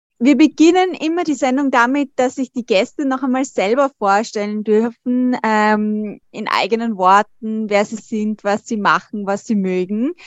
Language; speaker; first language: German; native; German